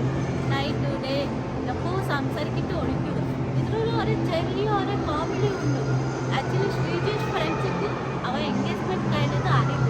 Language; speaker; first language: Malayalam; non-native, learner; Kannada